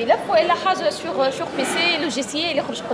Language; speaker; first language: Arabic; native; Arabic